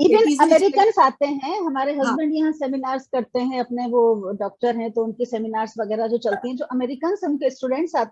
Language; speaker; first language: Hindi; native; Hindi